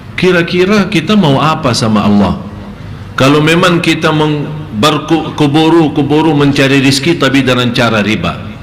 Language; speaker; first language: Malay; non-native, fluent; Arabic